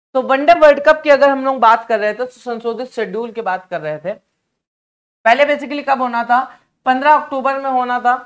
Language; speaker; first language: Hindi; native; Hindi